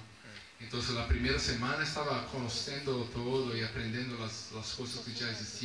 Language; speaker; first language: Spanish; non-native, fluent; Portuguese